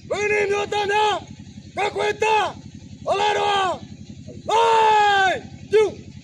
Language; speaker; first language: Burmese; non-native, local second language; Western Kayah